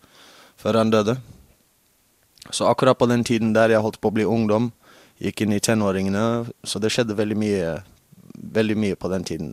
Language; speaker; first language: Norwegian; non-native, fluent; English